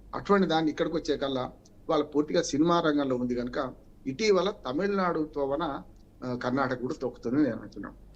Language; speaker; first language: Telugu; native; Telugu